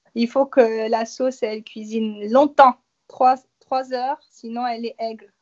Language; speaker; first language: French; native; French